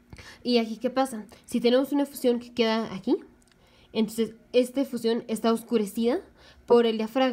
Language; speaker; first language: Spanish; native; Spanish